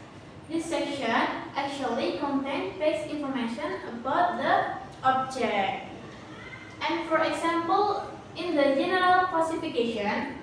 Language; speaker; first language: English; non-native, learner; Indonesian